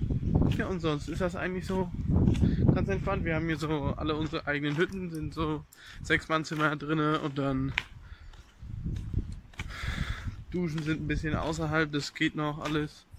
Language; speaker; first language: German; native; German